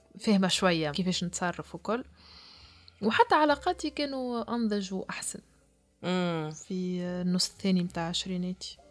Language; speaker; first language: Arabic; native; Arabic